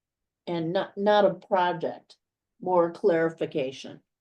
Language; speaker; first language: English; native; English